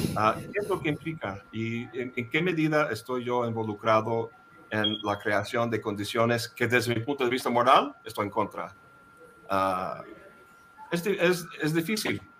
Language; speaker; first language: Spanish; non-native, fluent; English